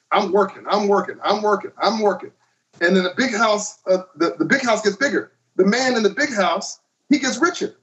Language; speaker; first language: English; native; English